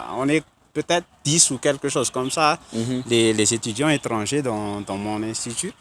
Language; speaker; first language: French; non-native, local second language; Malagasy